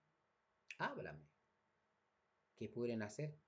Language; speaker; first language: Spanish; non-native, fluent; Haitian Creole